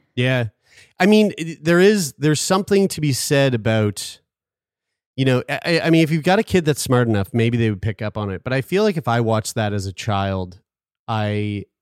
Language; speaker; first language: English; native; English